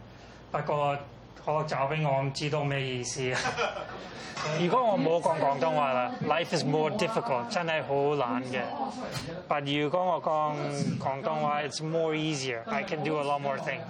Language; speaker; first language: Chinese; non-native, local second language; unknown